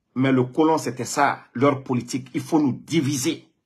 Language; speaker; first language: French; non-native, local second language; Mandingo